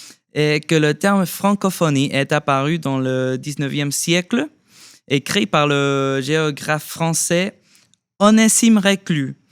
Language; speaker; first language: French; non-native, fluent; Spanish